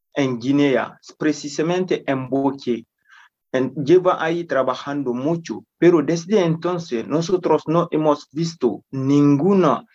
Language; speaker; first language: Spanish; non-native, fluent; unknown